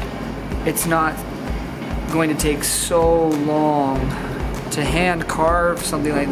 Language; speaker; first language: English; native; English